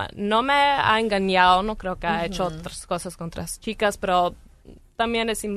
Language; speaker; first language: Spanish; early bilingual, heritage; Spanish